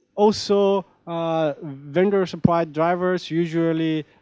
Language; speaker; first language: English; non-native, fluent; Bulgarian